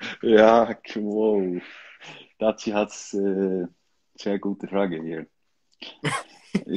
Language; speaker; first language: German; non-native, learner; Icelandic